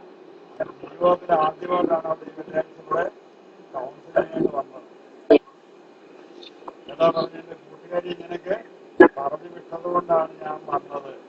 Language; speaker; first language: Malayalam; native; Malayalam